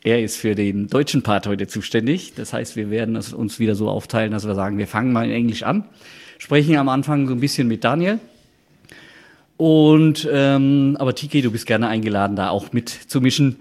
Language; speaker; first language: German; native; German